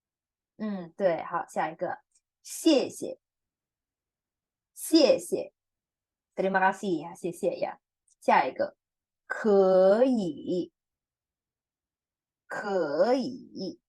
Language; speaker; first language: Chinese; non-native, fluent; Indonesian